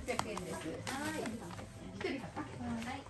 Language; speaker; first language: Japanese; native; Japanese